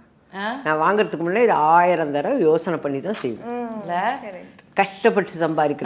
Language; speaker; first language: Tamil; native; Tamil